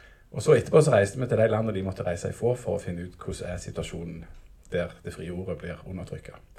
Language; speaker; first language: Norwegian; native; Norwegian